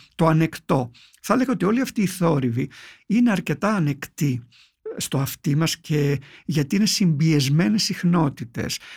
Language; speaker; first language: Greek; native; Greek